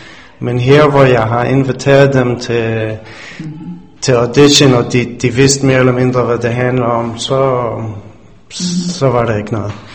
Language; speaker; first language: Danish; non-native, fluent; English